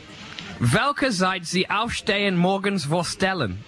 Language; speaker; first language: German; non-native, learner; English